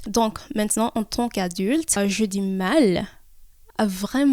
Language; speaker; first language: French; early bilingual, heritage; French